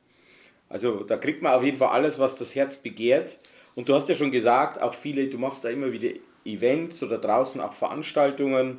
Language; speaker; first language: German; native; German